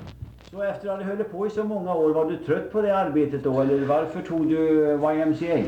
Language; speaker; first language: Swedish; native; Swedish